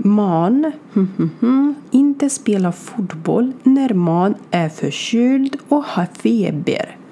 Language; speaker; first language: Swedish; non-native, learner; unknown